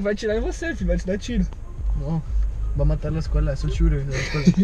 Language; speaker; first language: Portuguese; native; Portuguese